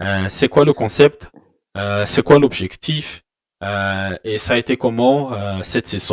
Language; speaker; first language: French; non-native, local second language; Malagasy